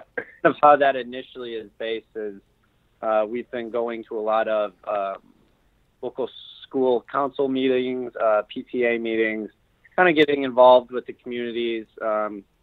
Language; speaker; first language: English; native; English